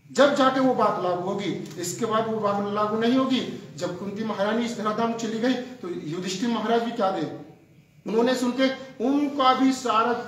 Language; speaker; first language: Hindi; native; Hindi